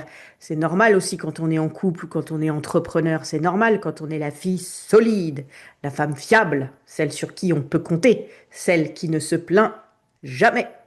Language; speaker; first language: French; native; French